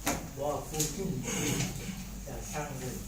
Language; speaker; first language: Chinese; non-native, learner; Bangla